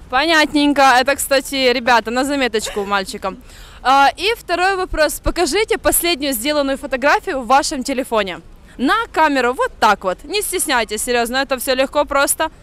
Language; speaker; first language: Russian; native; Russian